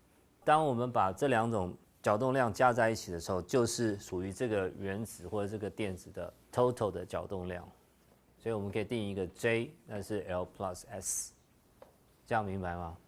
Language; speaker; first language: Chinese; native; Chinese